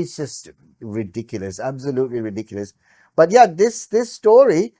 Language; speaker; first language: English; non-native, local second language; Sinhala